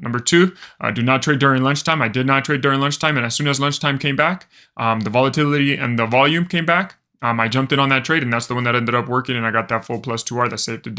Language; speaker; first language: English; native; English